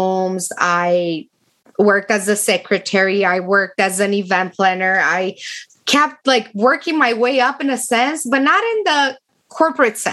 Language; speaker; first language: English; non-native, fluent; Romanian